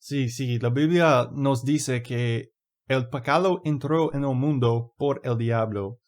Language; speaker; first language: Spanish; non-native, fluent; English